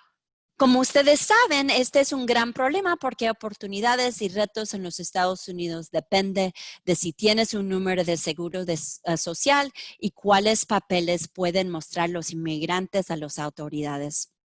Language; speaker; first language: Spanish; early bilingual, heritage; Spanish